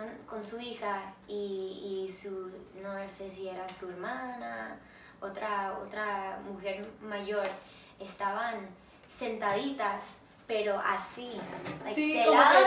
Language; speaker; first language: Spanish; early bilingual, heritage; English